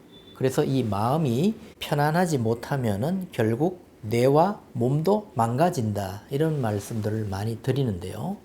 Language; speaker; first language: Korean; native; Korean